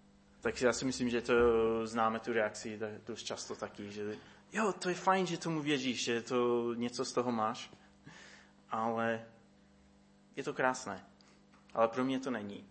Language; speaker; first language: Czech; non-native, fluent; English